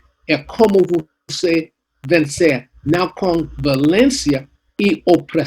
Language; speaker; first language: Portuguese; non-native, learner; English